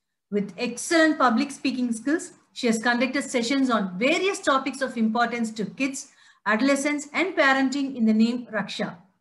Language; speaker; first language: English; non-native, local second language; Tamil